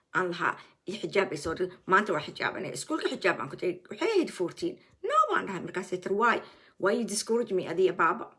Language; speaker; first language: Somali; early bilingual, heritage; Somali